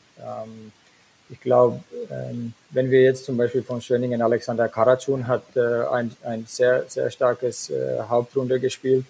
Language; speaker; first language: German; non-native, fluent; Finnish